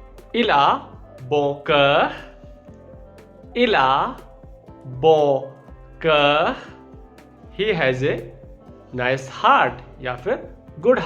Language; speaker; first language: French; non-native, fluent; Hindi